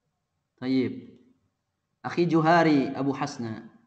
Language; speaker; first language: Arabic; non-native, fluent; Indonesian